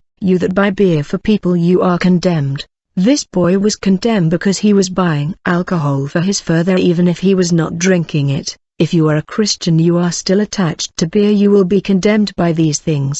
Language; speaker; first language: English; non-native, fluent; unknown